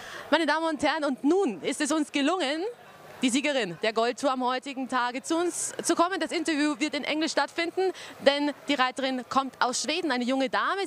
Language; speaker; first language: German; native; German